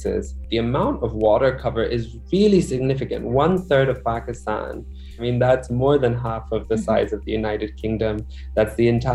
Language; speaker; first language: English; non-native, local second language; Urdu